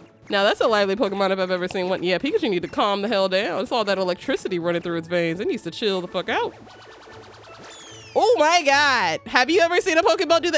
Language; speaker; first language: English; native; English